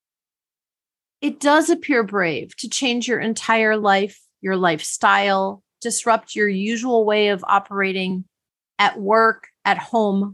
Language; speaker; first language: English; native; English